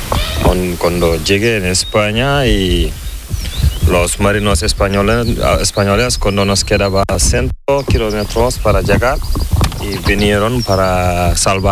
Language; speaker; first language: Spanish; non-native, learner; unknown